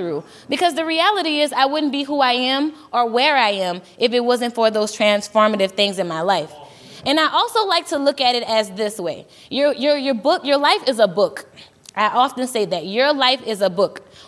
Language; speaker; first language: English; native; English